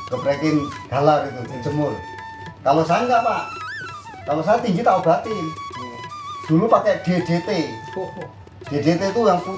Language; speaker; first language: Indonesian; non-native, local second language; Javanese